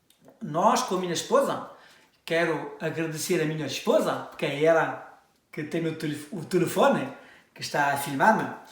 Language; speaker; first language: Portuguese; early bilingual, heritage; French